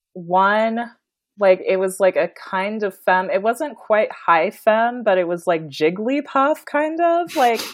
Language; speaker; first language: English; native; English